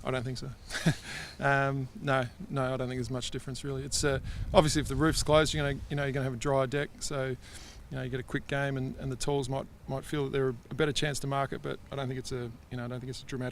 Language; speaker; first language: English; native; English